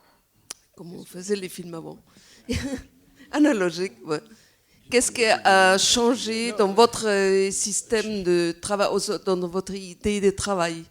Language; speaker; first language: French; non-native, fluent; Spanish